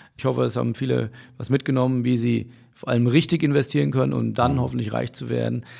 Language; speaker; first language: German; native; German